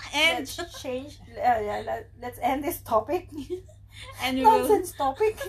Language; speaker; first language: English; non-native, local second language; Filipino